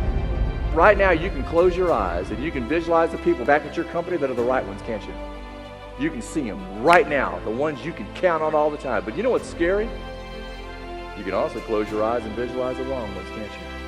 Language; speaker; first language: English; native; English